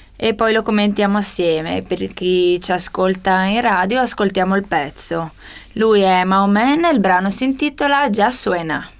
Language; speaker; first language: Italian; native; Italian